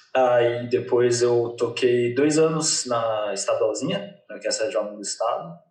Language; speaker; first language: Portuguese; native; Portuguese